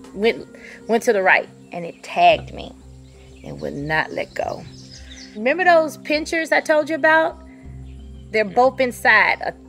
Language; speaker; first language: English; native; English